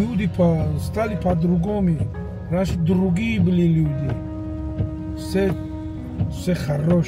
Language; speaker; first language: Russian; non-native, local second language; Tajik